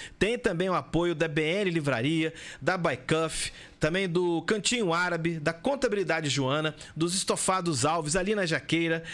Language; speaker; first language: Portuguese; native; Portuguese